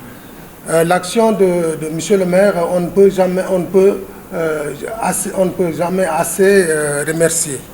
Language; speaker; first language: French; non-native, local second language; Wolof